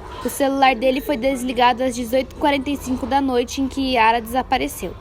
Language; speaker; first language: Portuguese; native; Portuguese